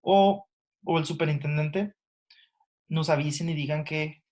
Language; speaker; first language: Spanish; early bilingual, heritage; Spanish